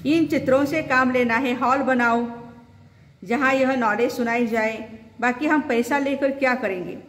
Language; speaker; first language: Hindi; non-native, local second language; Marathi